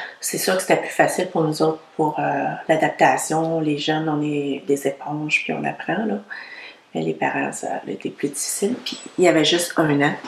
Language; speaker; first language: French; early bilingual, other home language; Vietnamese